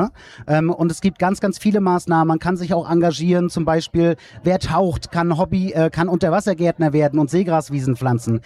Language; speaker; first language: German; native; German